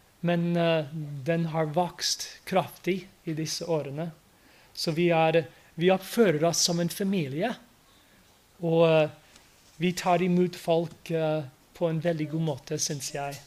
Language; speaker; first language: Norwegian; non-native, fluent; English